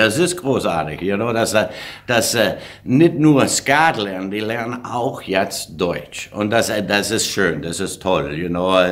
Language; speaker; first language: German; non-native, fluent; English